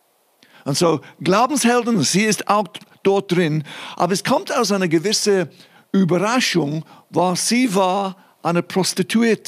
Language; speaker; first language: German; non-native, fluent; English